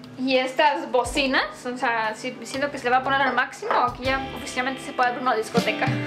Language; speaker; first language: Spanish; non-native, fluent; Romanian